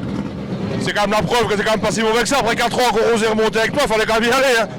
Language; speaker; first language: French; native; French